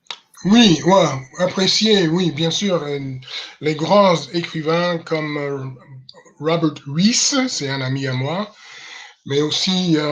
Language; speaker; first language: French; non-native, fluent; English